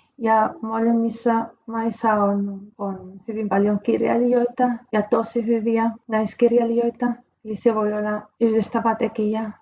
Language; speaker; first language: Finnish; non-native, fluent; Spanish